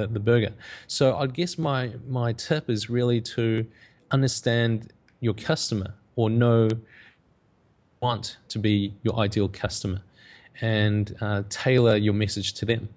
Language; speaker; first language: English; native; English